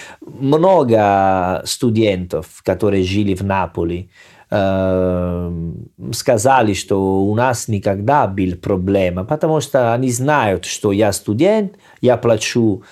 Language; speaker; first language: Russian; non-native, learner; Italian